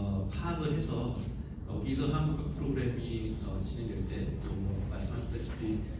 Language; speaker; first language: Korean; native; Korean